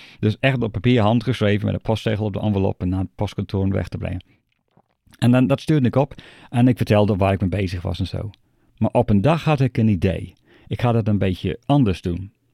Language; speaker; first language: Dutch; non-native, fluent; English